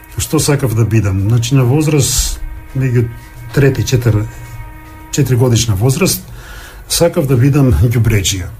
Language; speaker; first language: Macedonian; native; Macedonian